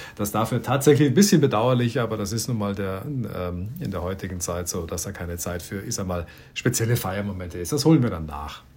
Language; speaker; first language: German; native; German